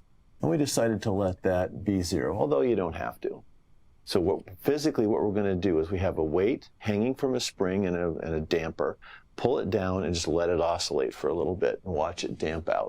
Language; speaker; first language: English; native; English